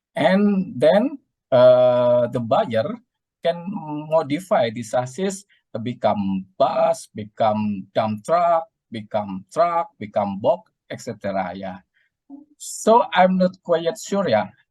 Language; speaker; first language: English; non-native, learner; Indonesian